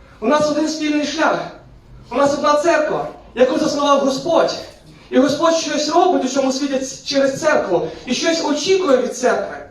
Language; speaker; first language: Ukrainian; non-native, local second language; Russian